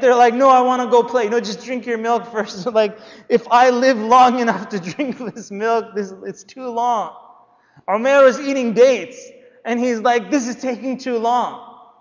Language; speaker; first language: English; native; English